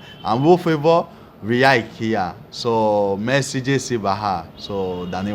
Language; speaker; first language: Hindi; non-native, learner; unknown